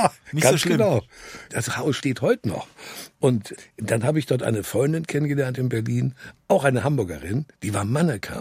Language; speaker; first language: German; native; German